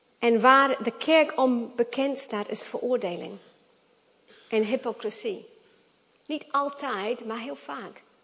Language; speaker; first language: Dutch; non-native, fluent; English